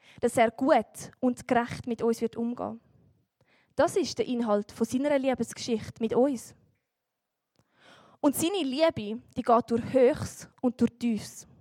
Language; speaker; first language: German; native; German